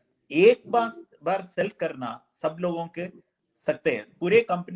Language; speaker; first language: Hindi; non-native, fluent; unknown